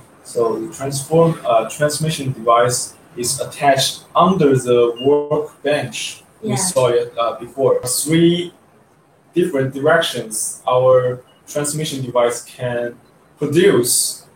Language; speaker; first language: English; non-native, learner; Chinese